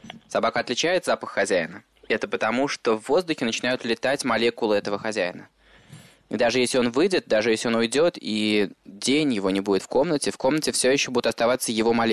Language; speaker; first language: Russian; native; Russian